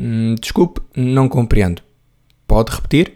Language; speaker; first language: Portuguese; non-native, learner; English